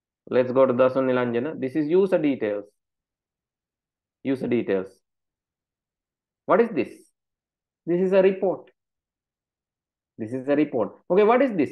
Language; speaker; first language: English; non-native, local second language; Sinhala